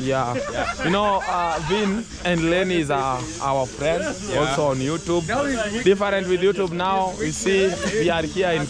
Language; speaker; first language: English; non-native, learner; Swahili